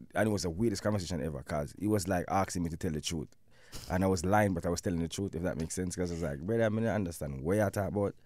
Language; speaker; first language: English; non-native, local second language; Jamaican Creole English